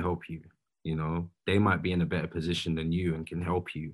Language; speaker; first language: English; native; English